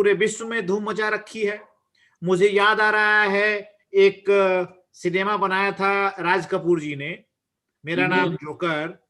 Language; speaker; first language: Hindi; native; Hindi